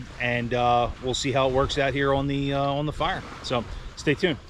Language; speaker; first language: English; native; English